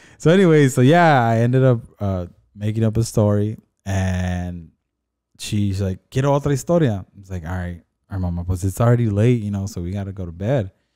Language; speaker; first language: English; early bilingual, other home language; Spanish